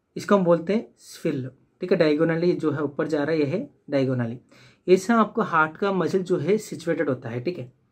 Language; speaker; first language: Hindi; non-native, local second language; Telugu